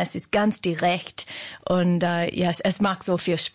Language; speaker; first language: German; non-native, learner; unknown